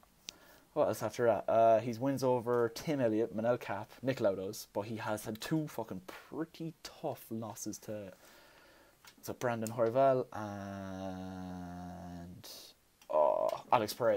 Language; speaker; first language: English; native; English